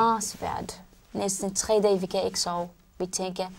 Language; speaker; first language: Danish; non-native, learner; Arabic